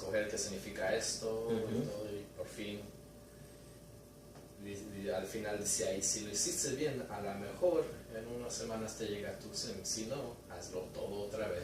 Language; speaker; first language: Spanish; early bilingual, heritage; Spanish